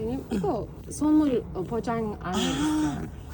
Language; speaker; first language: Korean; non-native, learner; Kazakh